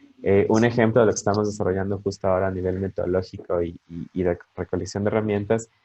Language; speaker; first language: Spanish; native; Spanish